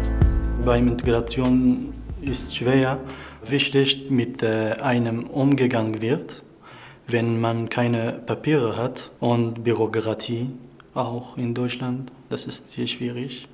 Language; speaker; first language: German; non-native, learner; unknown